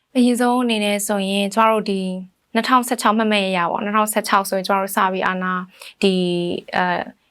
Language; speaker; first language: Burmese; native; Burmese